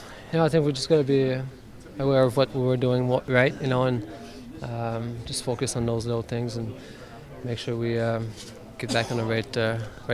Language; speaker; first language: English; non-native, local second language; French